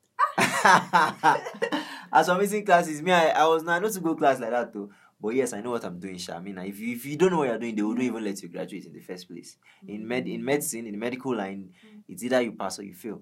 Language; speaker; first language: English; non-native, local second language; Yoruba